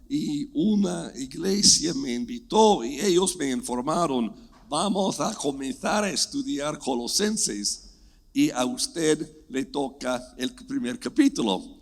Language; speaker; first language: Spanish; non-native, fluent; English